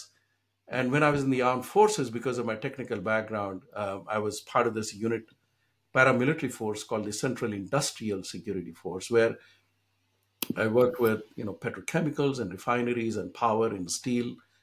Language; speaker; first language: English; non-native, local second language; Hindi